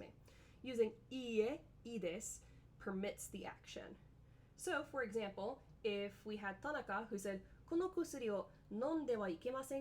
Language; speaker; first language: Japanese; non-native, fluent; English